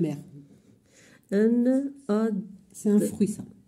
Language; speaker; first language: French; native; French